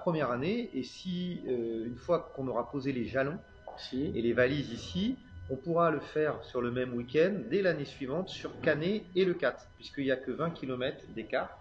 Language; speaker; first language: French; native; French